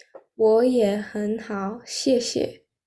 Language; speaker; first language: Chinese; non-native, learner; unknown